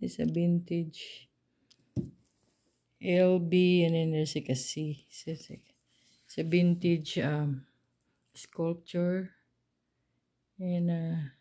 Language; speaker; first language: English; non-native, learner; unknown